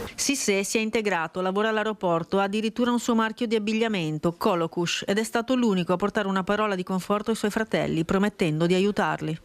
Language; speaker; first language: Italian; native; Italian